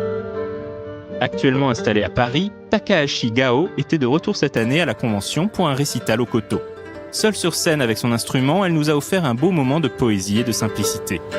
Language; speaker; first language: French; native; French